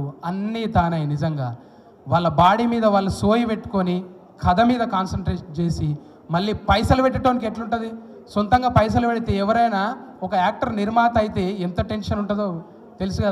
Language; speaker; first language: Telugu; native; Telugu